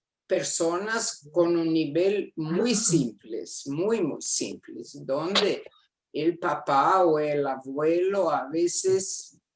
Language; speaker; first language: Spanish; non-native, fluent; Portuguese